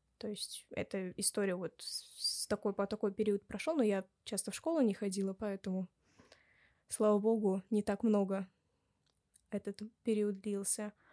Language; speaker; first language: Russian; native; Russian